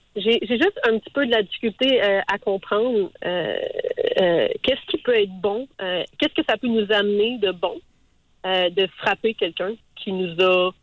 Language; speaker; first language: French; native; French